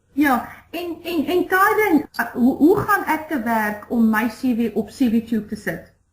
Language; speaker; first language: Afrikaans; native; Afrikaans